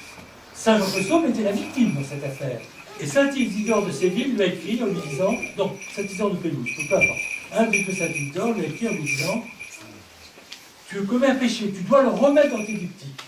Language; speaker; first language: French; native; French